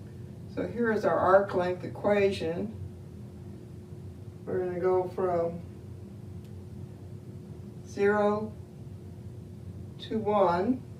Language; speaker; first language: English; native; English